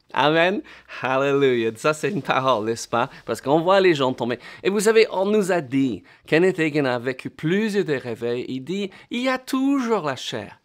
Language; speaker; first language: French; non-native, fluent; English